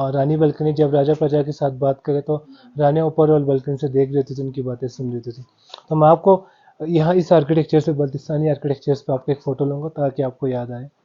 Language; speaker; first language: Hindi; non-native, local second language; Balti